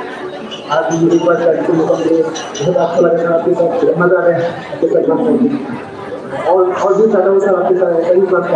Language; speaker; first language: Hindi; non-native, local second language; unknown